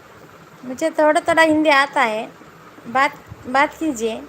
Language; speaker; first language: Hindi; non-native, local second language; Kannada